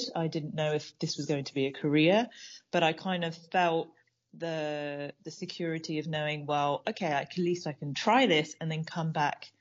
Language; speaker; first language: English; native; English